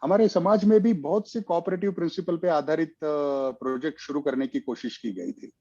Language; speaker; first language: Hindi; non-native, local second language; Marathi